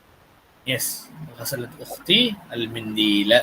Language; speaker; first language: Arabic; non-native, fluent; Tamil